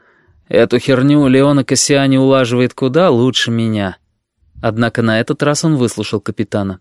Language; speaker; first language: Russian; native; Russian